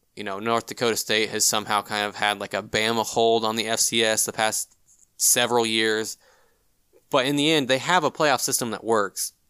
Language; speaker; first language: English; native; English